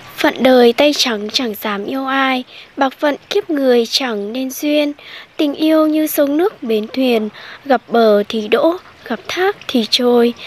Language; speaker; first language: Vietnamese; non-native, local second language; Hmong